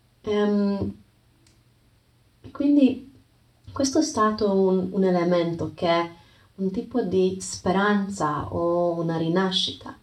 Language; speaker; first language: Italian; non-native, fluent; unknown